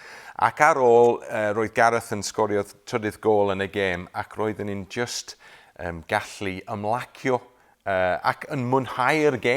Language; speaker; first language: Welsh; non-native, local second language; English